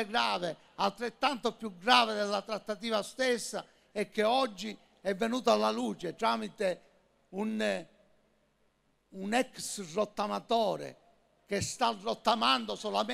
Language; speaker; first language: Italian; native; Italian